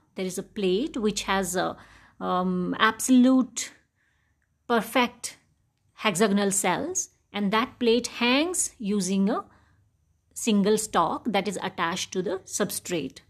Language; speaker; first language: English; non-native, local second language; Dogri